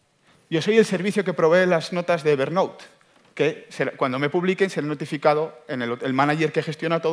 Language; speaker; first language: Spanish; native; Spanish